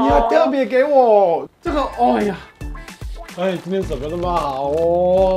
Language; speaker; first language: Chinese; non-native, fluent; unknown